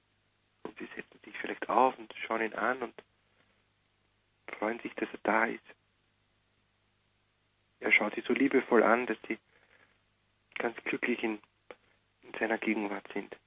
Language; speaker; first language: German; native; German